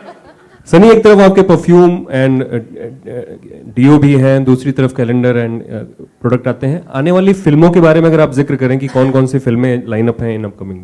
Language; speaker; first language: Hindi; native; Hindi